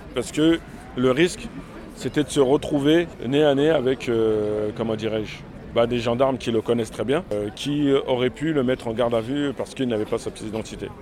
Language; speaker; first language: French; early bilingual, other home language; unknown